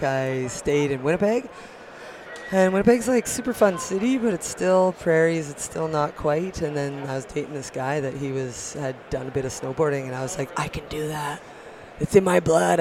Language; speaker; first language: English; native; English